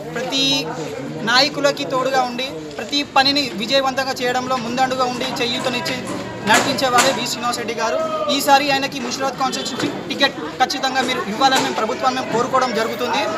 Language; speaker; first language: Telugu; native; Telugu